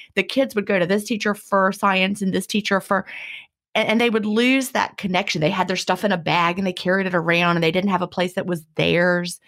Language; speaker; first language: English; native; English